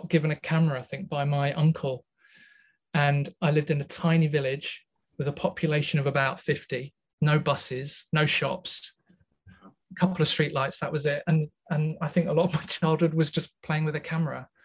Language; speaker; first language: English; native; English